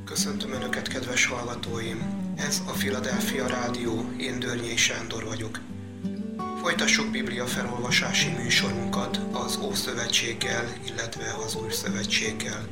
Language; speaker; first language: Hungarian; native; Hungarian